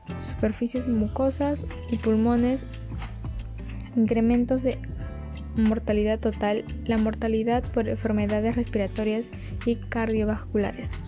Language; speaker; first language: Spanish; native; Spanish